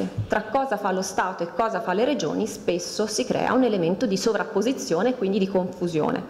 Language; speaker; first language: Italian; native; Italian